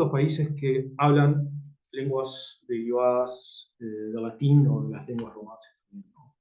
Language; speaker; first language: Spanish; native; Spanish